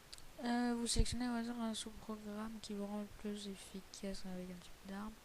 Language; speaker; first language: French; native; French